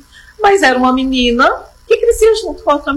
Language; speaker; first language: Portuguese; native; Portuguese